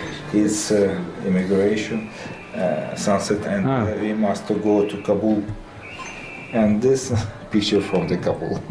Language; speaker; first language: English; non-native, learner; Russian